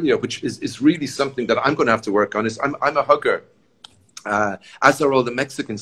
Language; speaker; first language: English; native; English